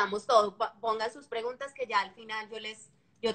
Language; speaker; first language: Spanish; native; Spanish